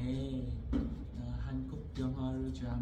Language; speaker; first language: Korean; non-native, learner; Vietnamese